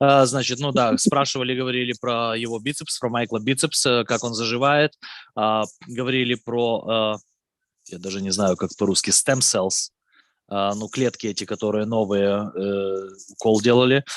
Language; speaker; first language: Russian; native; Russian